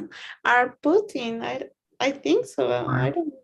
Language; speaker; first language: English; non-native, learner; Spanish